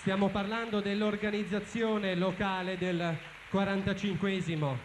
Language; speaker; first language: Italian; native; Italian